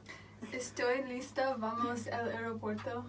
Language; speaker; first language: Spanish; non-native, learner; English